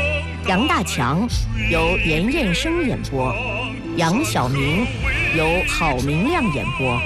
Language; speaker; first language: Chinese; native; Chinese